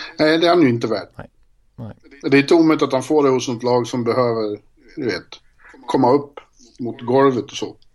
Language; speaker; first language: Swedish; native; Swedish